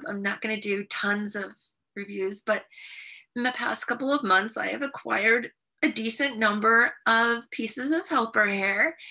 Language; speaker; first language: English; native; English